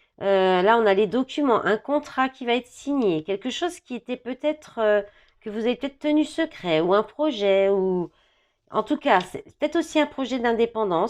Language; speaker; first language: French; native; French